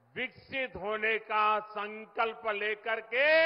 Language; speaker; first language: Hindi; non-native, local second language; Gujarati